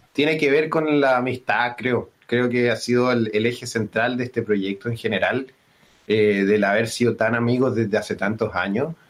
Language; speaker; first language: Spanish; native; Spanish